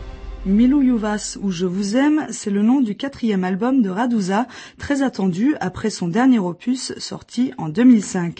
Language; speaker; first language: French; native; French